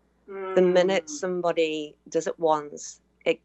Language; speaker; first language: English; native; English